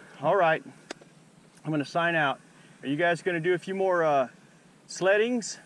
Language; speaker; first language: English; native; English